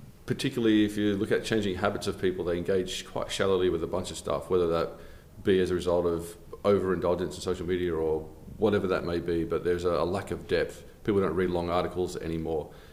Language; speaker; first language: English; native; English